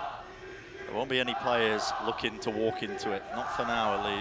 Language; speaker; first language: English; native; English